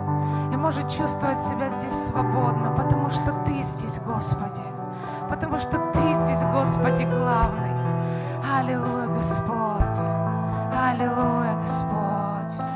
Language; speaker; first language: Russian; native; Russian